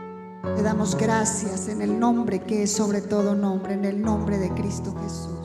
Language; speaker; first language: Spanish; native; Spanish